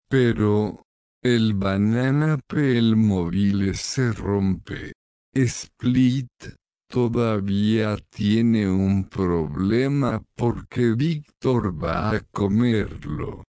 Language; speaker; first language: Spanish; non-native, learner; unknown